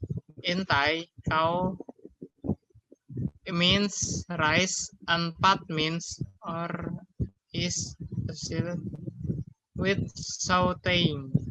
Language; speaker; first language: English; non-native, learner; Indonesian